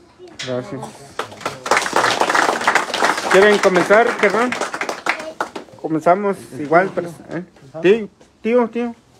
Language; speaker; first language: Spanish; native; Spanish